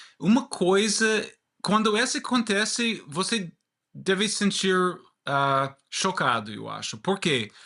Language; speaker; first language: Portuguese; non-native, fluent; English